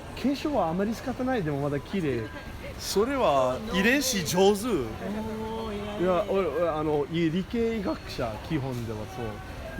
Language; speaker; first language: Japanese; non-native, learner; English